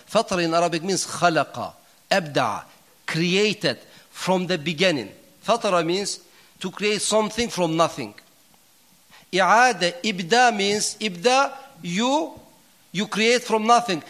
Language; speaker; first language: English; non-native, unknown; Turkish